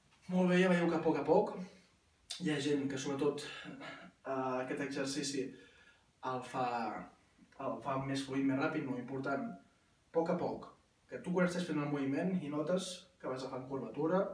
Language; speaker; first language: Catalan; native; Catalan